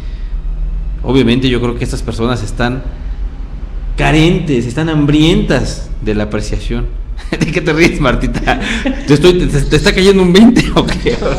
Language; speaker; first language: Spanish; native; Spanish